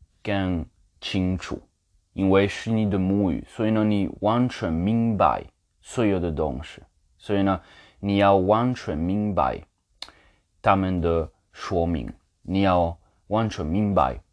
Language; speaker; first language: Chinese; non-native, learner; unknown